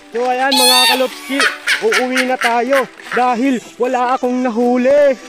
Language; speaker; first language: Filipino; non-native, local second language; Waray